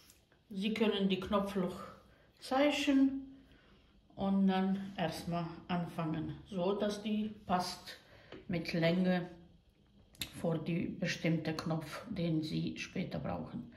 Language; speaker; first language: German; non-native, learner; Croatian